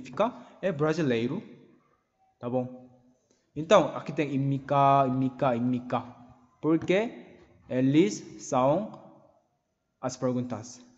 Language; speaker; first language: Portuguese; non-native, learner; Korean